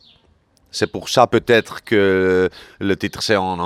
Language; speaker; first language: French; non-native, learner; Greek